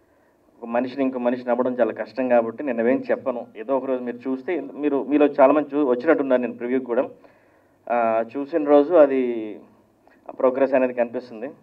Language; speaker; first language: Telugu; native; Telugu